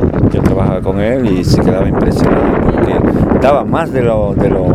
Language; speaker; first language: Spanish; native; Spanish